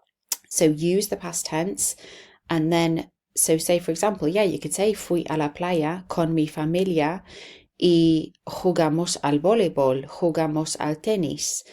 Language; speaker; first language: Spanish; non-native, fluent; English